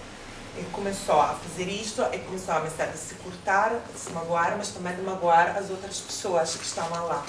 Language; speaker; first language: Portuguese; non-native, fluent; Italian